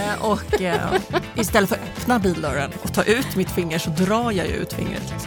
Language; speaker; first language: Swedish; native; Swedish